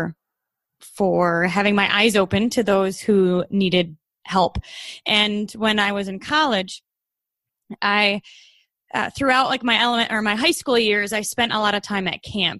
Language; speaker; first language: English; native; English